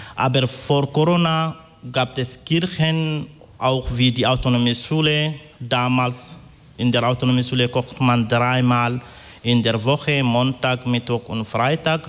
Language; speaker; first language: German; non-native, fluent; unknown